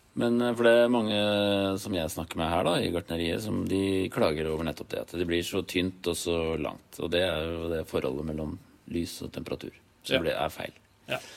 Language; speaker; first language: Norwegian; native; Norwegian